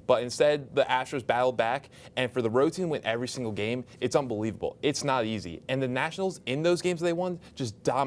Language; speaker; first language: English; native; English